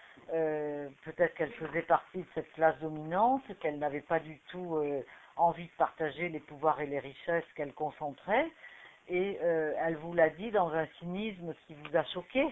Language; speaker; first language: French; native; French